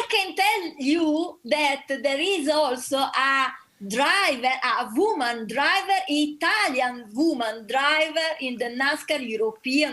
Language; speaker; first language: English; non-native, learner; Italian